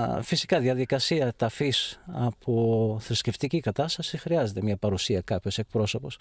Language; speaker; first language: Greek; non-native, fluent; Arabic